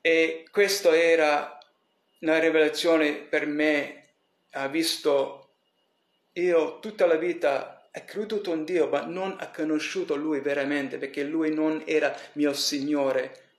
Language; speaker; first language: Italian; early bilingual, heritage; English